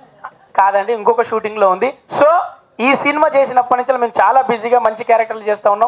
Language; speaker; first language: Telugu; native; Telugu